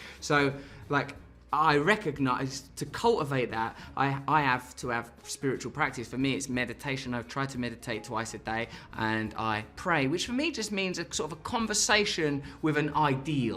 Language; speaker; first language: English; native; English